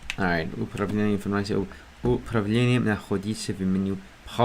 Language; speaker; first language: Russian; non-native, learner; English